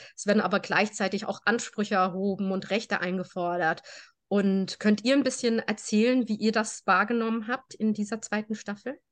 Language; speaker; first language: German; native; German